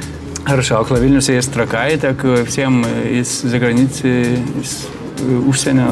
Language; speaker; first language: Russian; non-native, fluent; Lithuanian